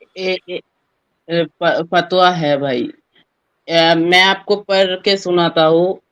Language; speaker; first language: Hindi; non-native, fluent; Bangla